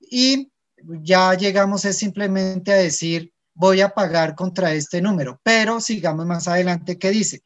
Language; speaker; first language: Spanish; native; Spanish